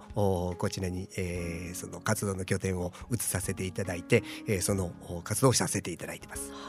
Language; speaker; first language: Japanese; native; Japanese